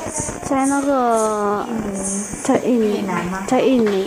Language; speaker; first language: Chinese; non-native, learner; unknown